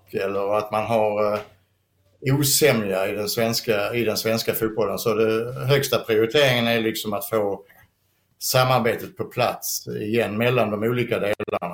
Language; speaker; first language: Swedish; native; Swedish